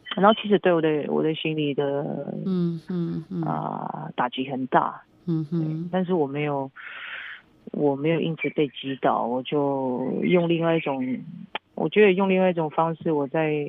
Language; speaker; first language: Chinese; native; Chinese